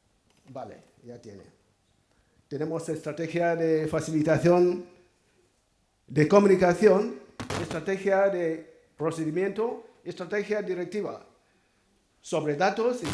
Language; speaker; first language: Spanish; non-native, fluent; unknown